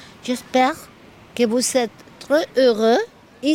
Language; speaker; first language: French; non-native, learner; Spanish